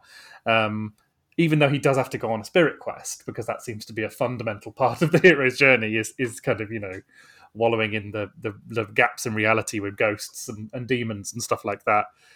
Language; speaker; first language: English; native; English